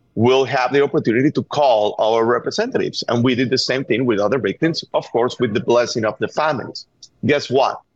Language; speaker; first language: English; non-native, fluent; Spanish